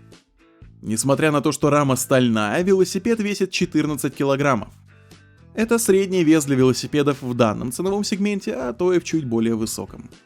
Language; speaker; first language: Russian; native; Russian